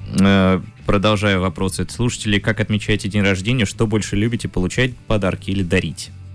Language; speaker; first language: Russian; native; Russian